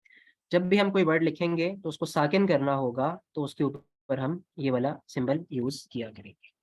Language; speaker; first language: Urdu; non-native, local second language; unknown